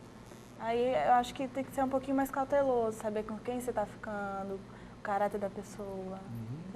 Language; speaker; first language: Portuguese; native; Portuguese